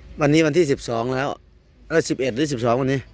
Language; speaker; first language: Thai; non-native, local second language; Northeastern Thai